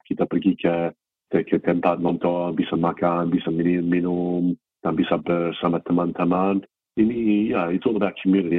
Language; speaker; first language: Indonesian; non-native, fluent; English